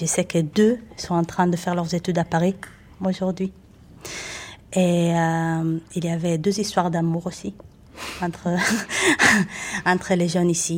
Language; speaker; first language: French; non-native, fluent; Hebrew